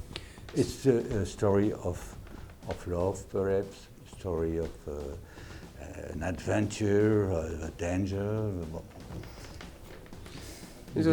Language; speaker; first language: English; non-native, learner; French